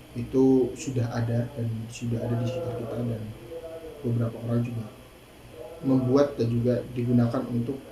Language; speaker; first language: Indonesian; native; Indonesian